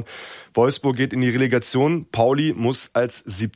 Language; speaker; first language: German; native; German